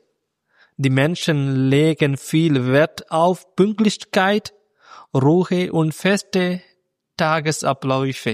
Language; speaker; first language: German; non-native, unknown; Malayalam